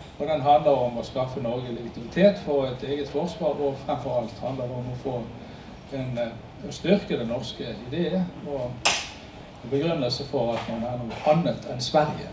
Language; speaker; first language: Norwegian; native; Norwegian